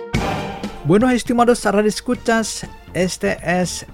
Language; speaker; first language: Spanish; non-native, fluent; Indonesian